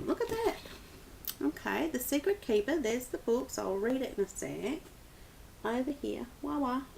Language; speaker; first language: English; native; English